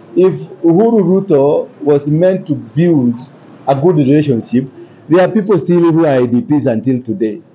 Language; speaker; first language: English; non-native, local second language; Kikuyu